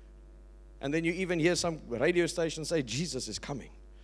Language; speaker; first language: English; native; English